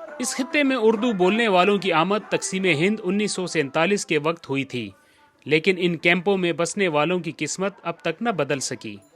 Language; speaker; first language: Urdu; native; Urdu